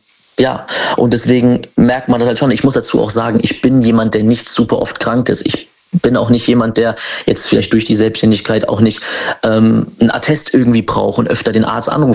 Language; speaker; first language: German; native; German